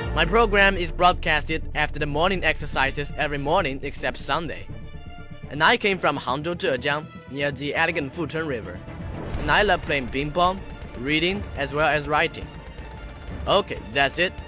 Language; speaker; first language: English; non-native, fluent; Chinese